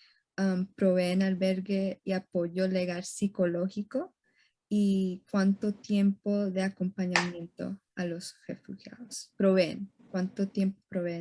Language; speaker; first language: Spanish; early bilingual, heritage; Spanish